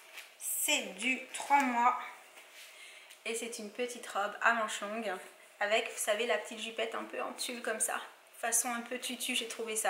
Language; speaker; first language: French; native; French